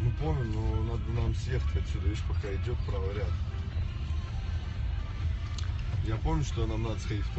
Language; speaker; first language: Russian; native; Russian